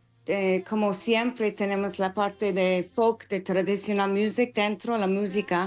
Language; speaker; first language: Spanish; non-native, fluent; English